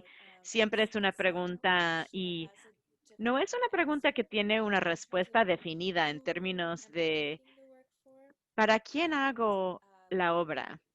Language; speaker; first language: Spanish; non-native, fluent; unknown